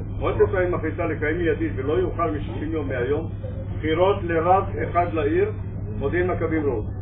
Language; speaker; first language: Hebrew; native; Hebrew